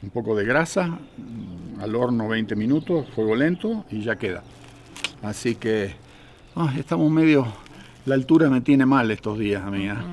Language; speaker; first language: Spanish; native; Spanish